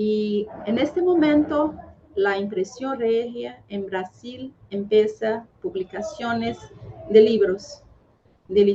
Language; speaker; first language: Spanish; non-native, fluent; Portuguese